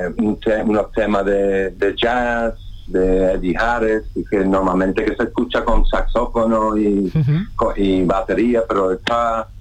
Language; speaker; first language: Spanish; non-native, fluent; English